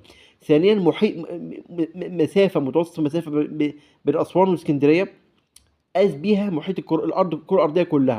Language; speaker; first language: Arabic; native; Arabic